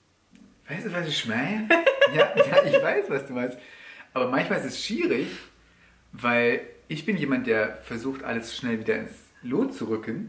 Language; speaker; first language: German; native; German